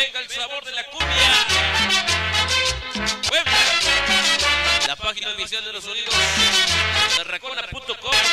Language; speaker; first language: Spanish; native; Spanish